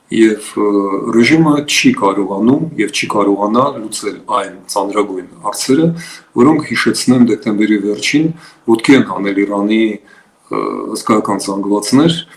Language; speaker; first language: Armenian; native; Armenian